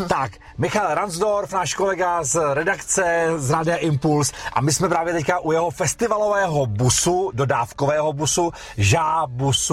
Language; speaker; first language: Czech; native; Czech